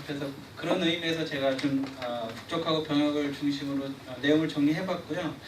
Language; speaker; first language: Korean; native; Korean